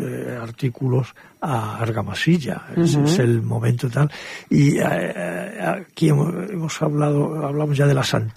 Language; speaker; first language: Spanish; native; Spanish